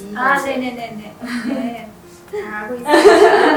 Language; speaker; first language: Korean; non-native, learner; Chinese